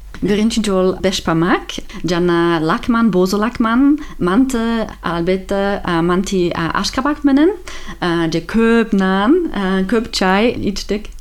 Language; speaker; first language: Kyrgyz; non-native, learner; German